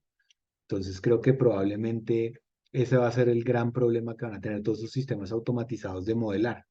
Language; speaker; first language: Spanish; native; Spanish